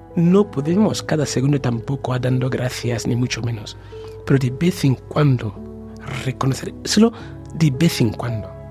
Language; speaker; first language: Spanish; non-native, fluent; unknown